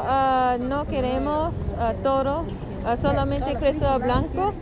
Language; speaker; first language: Spanish; non-native, learner; English